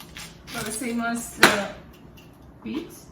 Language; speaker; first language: English; non-native, learner; Japanese